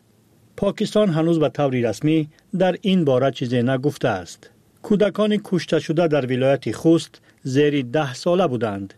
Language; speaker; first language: Persian; native; Persian